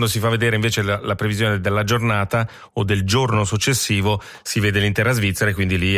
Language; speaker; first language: Italian; native; Italian